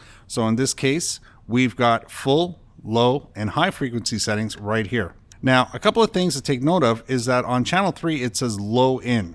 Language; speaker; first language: English; native; English